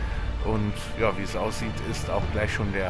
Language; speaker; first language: German; native; German